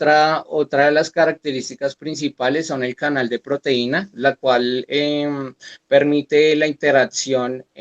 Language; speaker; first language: Spanish; native; Spanish